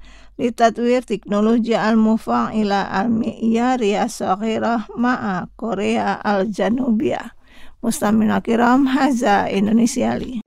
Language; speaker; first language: Arabic; non-native, fluent; Indonesian